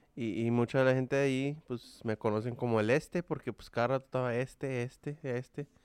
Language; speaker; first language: Spanish; early bilingual, heritage; Spanish